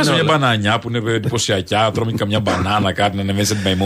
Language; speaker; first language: Greek; native; Greek